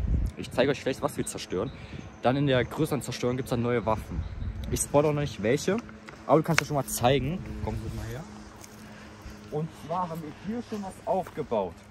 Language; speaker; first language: German; native; German